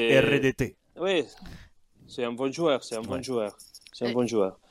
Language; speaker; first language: French; non-native, learner; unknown